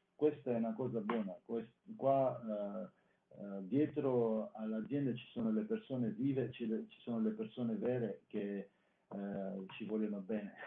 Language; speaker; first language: Italian; non-native, fluent; Armenian